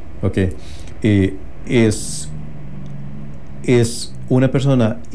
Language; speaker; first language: Spanish; native; Spanish